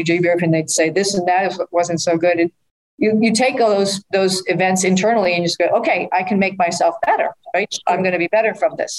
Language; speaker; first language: English; native; English